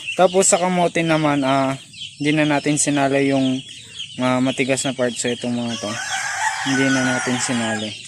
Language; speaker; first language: Filipino; non-native, local second language; Iloko